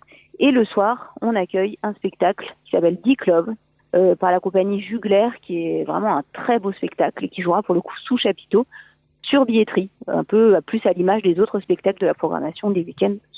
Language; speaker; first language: French; native; French